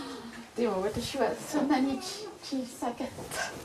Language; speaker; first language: Japanese; non-native, learner; French